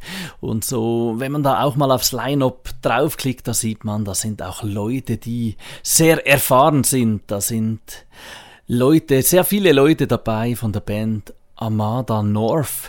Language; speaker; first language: German; native; German